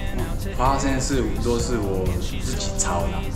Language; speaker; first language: Chinese; non-native, learner; Japanese